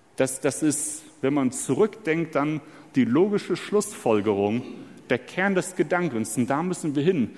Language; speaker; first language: German; early bilingual, other home language; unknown